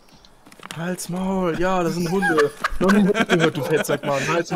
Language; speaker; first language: German; native; German